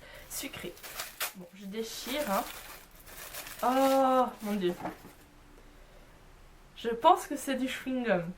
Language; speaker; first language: French; native; French